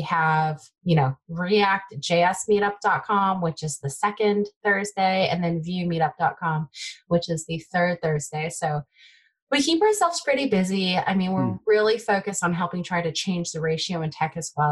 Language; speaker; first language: English; early bilingual, other home language; Min Nan Chinese